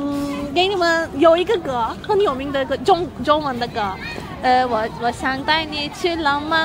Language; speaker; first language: Chinese; non-native, learner; Turkish